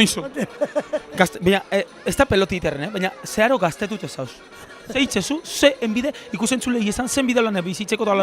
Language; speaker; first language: Basque; native; Basque